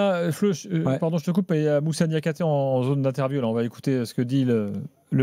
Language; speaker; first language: French; native; French